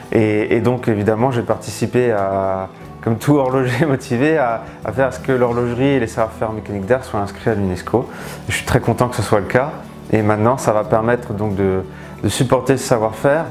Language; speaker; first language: French; native; French